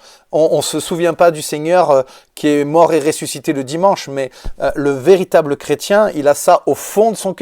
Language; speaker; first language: French; native; French